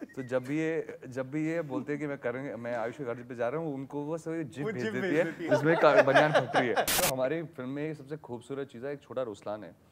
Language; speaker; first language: Hindi; native; Hindi